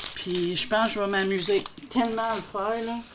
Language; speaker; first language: French; native; French